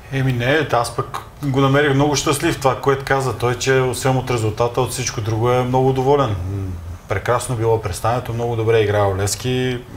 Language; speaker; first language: Bulgarian; native; Bulgarian